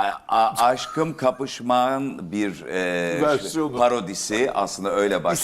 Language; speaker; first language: Turkish; native; Turkish